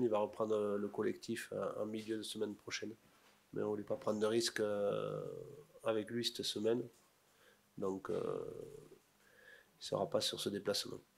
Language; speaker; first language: French; native; French